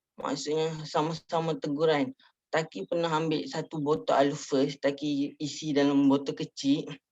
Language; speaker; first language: Malay; native; Malay